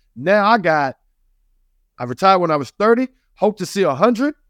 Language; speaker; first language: English; native; English